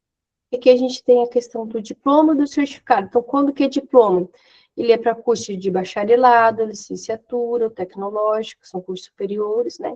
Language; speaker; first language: Portuguese; native; Portuguese